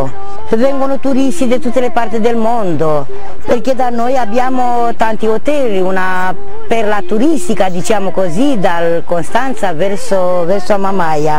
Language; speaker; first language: Italian; non-native, learner; Romanian